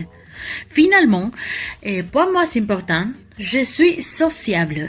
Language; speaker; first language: French; non-native, fluent; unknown